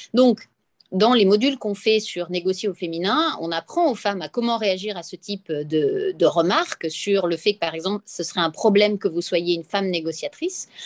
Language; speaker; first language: French; native; French